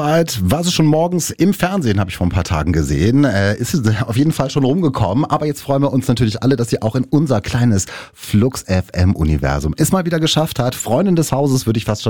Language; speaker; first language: German; native; German